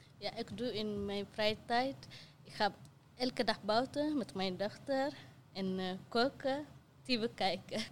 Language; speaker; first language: Dutch; non-native, learner; Tigrinya